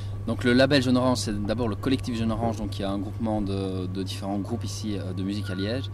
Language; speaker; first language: French; native; French